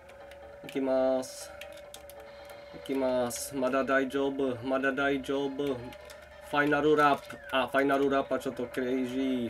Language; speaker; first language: Japanese; non-native, learner; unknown